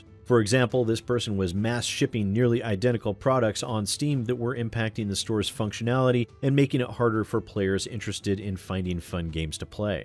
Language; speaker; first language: English; native; English